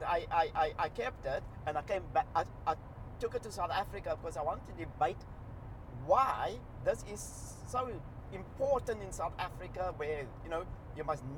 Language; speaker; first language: English; non-native, local second language; Afrikaans